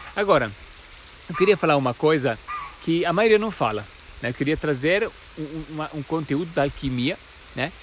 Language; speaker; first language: Portuguese; non-native, fluent; Italian